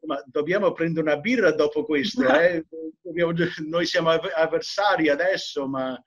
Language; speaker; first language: Italian; early bilingual, heritage; English